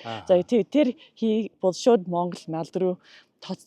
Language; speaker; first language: Mongolian; non-native, learner; English